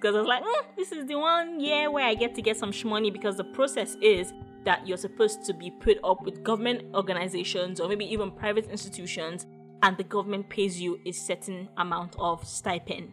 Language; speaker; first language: English; non-native, local second language; Yoruba